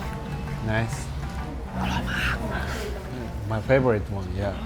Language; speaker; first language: English; non-native, learner; Japanese